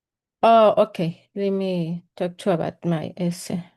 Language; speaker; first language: English; non-native, learner; Spanish